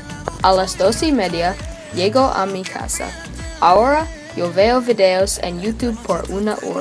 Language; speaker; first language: Spanish; non-native, learner; English